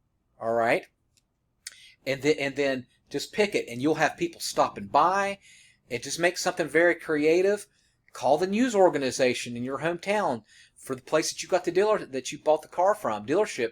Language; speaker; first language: English; native; English